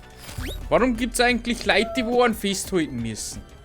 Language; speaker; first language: German; native; German